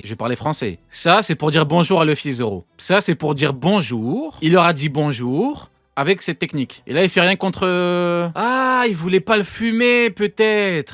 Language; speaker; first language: French; native; French